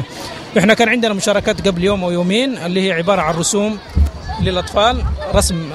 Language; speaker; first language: Arabic; native; Arabic